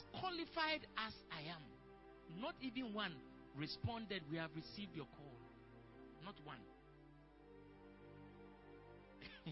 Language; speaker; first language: English; non-native, local second language; Akan